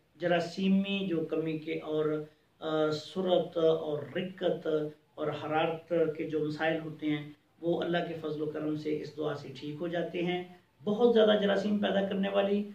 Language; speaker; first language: Urdu; non-native, local second language; Punjabi